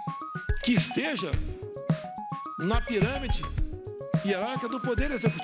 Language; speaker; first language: Portuguese; native; Portuguese